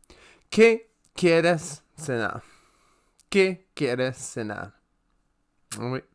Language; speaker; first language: Spanish; non-native, learner; French